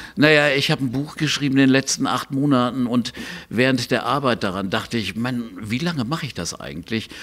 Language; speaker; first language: German; native; German